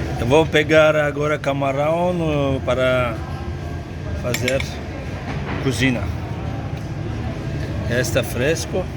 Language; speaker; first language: Portuguese; non-native, learner; Turkish